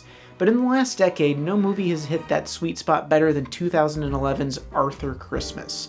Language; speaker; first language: English; native; English